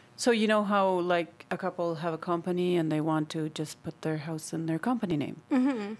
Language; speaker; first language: English; non-native, fluent; Spanish